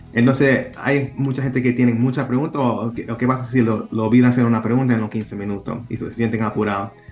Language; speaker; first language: Spanish; early bilingual, heritage; Spanish